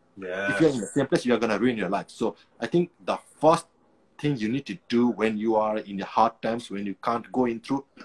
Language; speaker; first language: English; non-native, local second language; Nepali